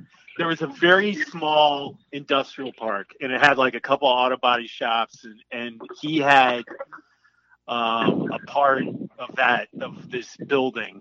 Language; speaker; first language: English; native; English